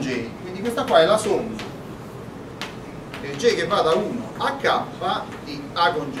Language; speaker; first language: Italian; native; Italian